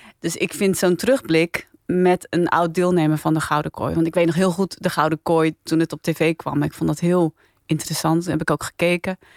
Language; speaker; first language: Dutch; native; Dutch